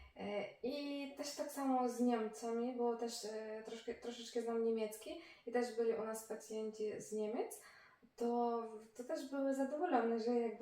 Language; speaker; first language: Polish; non-native, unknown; Ukrainian